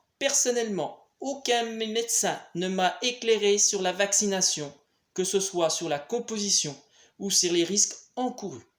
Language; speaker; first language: French; native; French